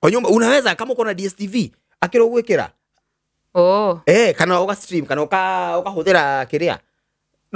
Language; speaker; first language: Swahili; non-native, local second language; Kikuyu